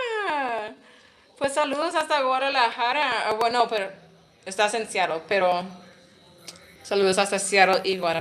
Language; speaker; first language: Spanish; non-native, learner; English